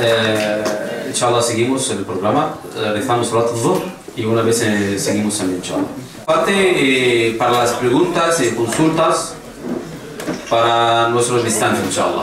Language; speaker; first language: Spanish; non-native, fluent; Arabic